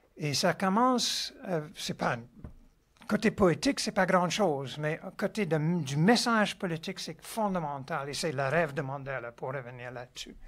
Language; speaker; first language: French; non-native, fluent; English